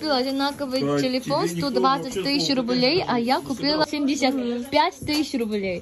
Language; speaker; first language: Russian; non-native, fluent; Korean